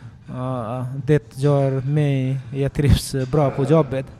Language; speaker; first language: Swedish; non-native, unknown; Nepali